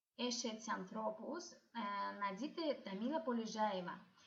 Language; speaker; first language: Greek; non-native, learner; Russian